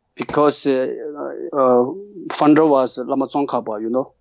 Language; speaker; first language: English; non-native, learner; Tibetan